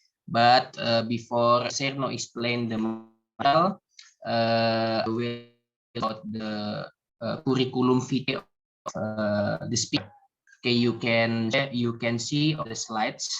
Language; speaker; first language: English; non-native, learner; Indonesian